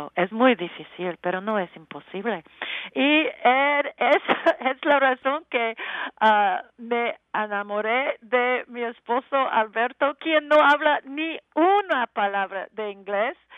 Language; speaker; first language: Spanish; non-native, learner; English